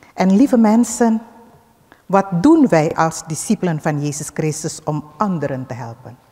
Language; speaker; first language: Dutch; early bilingual, other home language; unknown